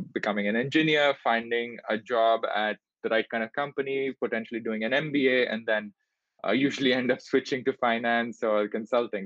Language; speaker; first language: English; non-native, local second language; Hindi